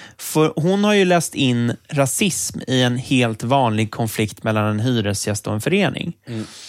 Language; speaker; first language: Swedish; native; Swedish